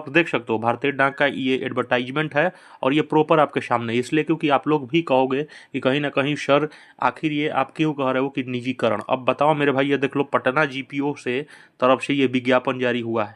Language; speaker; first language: Hindi; native; Hindi